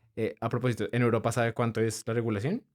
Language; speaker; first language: Spanish; native; Spanish